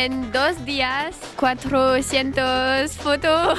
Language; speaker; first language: Spanish; non-native, learner; French